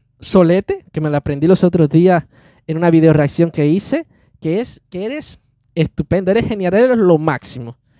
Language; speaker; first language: Spanish; native; Spanish